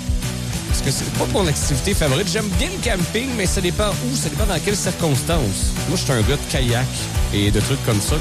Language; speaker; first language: French; native; French